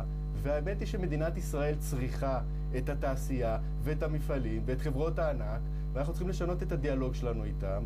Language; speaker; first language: Hebrew; native; Hebrew